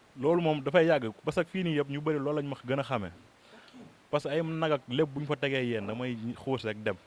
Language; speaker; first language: Wolof; native; Wolof